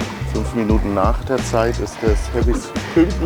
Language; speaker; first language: German; native; German